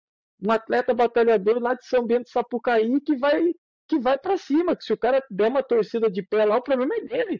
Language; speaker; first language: Portuguese; native; Portuguese